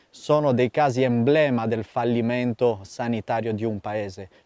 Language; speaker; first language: Italian; native; Italian